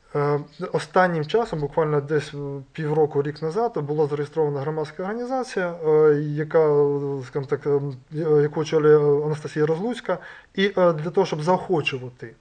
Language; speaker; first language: Ukrainian; native; Ukrainian